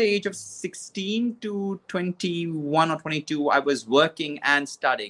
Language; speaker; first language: English; non-native, local second language; Konkani